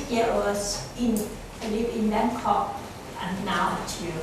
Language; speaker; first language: English; non-native, learner; Thai